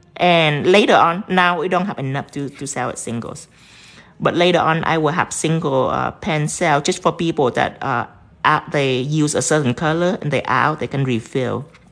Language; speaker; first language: English; non-native, fluent; Vietnamese